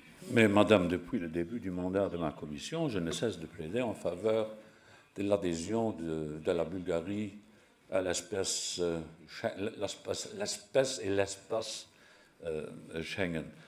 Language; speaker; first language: French; non-native, local second language; Luxembourgish